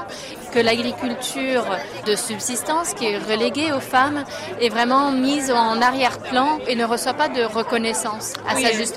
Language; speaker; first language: French; native; French